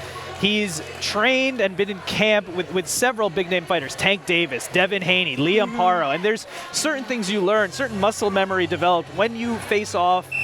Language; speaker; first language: English; native; English